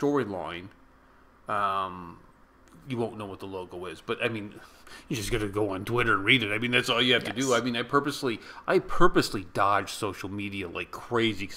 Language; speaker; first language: English; native; English